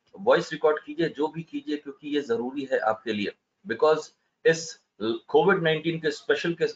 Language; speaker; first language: Hindi; native; Hindi